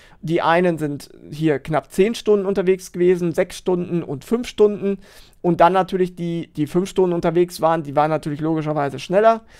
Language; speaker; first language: German; native; German